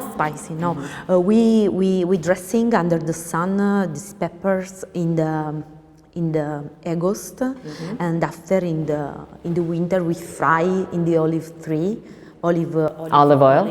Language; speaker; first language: English; non-native, learner; Italian